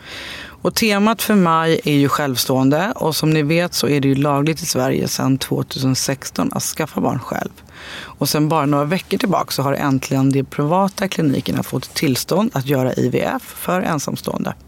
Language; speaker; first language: Swedish; native; Swedish